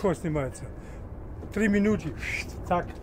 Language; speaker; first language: Russian; non-native, learner; German